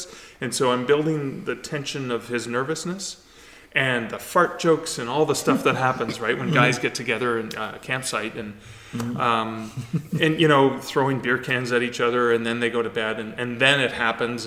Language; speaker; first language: English; native; English